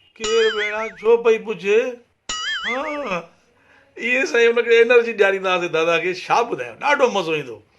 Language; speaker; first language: Sindhi; early bilingual, heritage; Sindhi